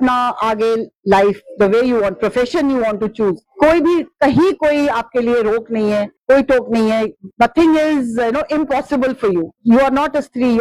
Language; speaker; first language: Hindi; non-native, local second language; Kashmiri